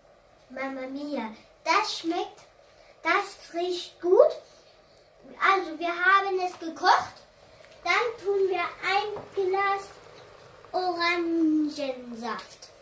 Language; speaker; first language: German; non-native, fluent; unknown